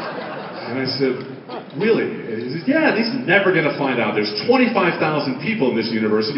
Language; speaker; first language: English; native; English